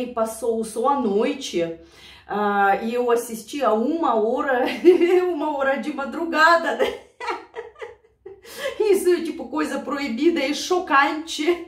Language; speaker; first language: Portuguese; non-native, learner; Russian